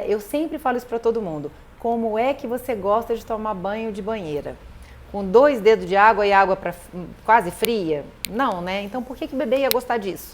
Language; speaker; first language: Portuguese; native; Portuguese